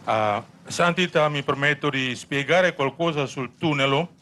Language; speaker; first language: Italian; non-native, fluent; Indonesian